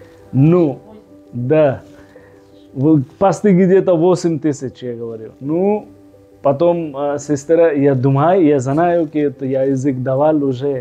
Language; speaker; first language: Russian; non-native, learner; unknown